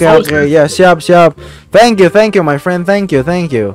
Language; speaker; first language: English; non-native, learner; Indonesian